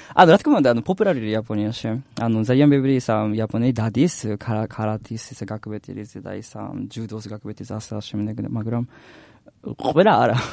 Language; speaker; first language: Georgian; non-native, learner; Japanese